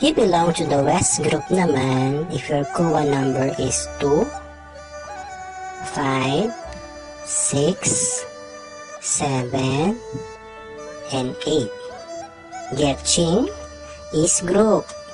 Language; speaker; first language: English; non-native, local second language; Filipino